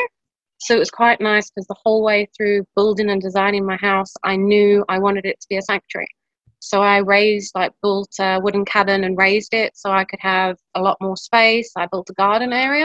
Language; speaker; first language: English; native; English